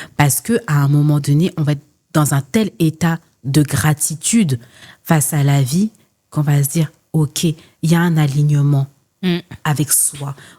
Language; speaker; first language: French; early bilingual, other home language; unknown